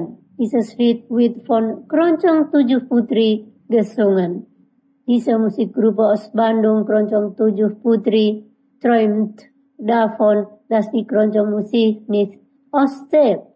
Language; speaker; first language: German; non-native, learner; Indonesian